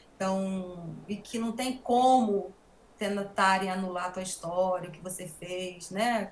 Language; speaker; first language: Portuguese; native; Portuguese